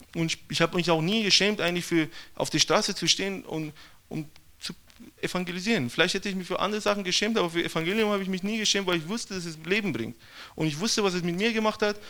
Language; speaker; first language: German; non-native, fluent; Persian